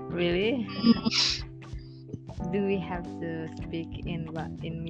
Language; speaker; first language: English; non-native, learner; Indonesian